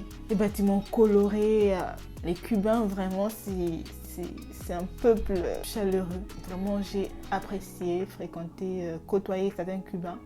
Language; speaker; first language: French; native; French